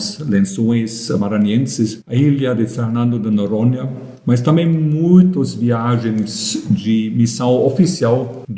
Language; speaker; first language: Portuguese; non-native, fluent; German